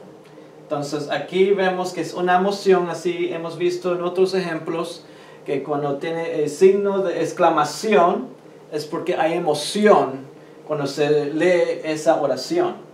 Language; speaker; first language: Spanish; early bilingual, heritage; Spanish